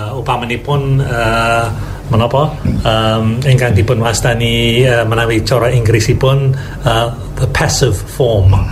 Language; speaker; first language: Javanese; non-native, fluent; English